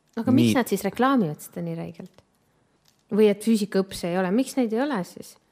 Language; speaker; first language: Estonian; native; Estonian